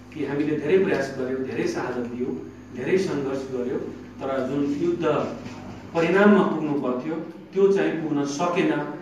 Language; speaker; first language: Nepali; non-native, local second language; Maithili